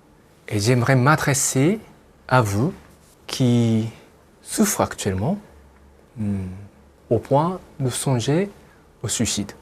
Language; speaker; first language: French; non-native, fluent; Japanese